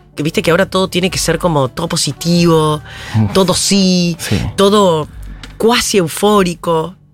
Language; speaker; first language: Spanish; native; Spanish